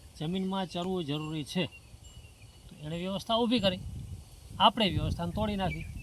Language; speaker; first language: Gujarati; non-native, local second language; Kachhi